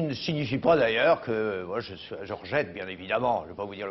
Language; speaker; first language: French; native; French